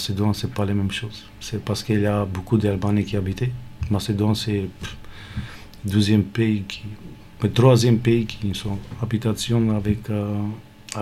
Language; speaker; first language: French; non-native, learner; Romany